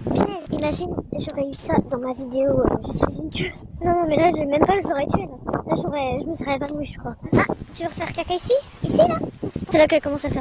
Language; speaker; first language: French; native; French